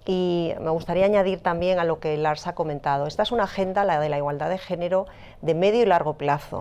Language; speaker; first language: Spanish; native; Spanish